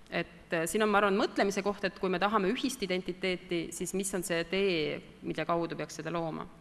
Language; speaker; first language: Estonian; native; Estonian